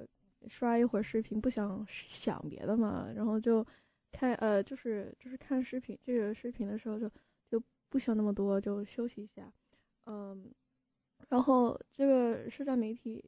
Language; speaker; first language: Chinese; early bilingual, heritage; Chinese